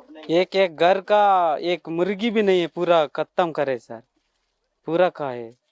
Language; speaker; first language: Hindi; non-native, local second language; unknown